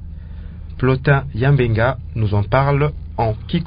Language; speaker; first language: French; non-native, local second language; Lingala